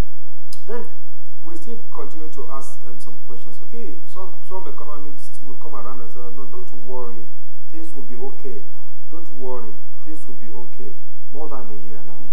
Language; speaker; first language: English; non-native, local second language; Yoruba